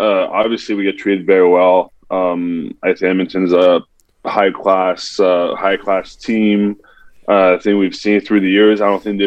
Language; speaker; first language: English; non-native, fluent; French